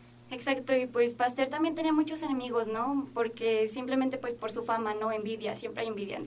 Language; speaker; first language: Spanish; native; Spanish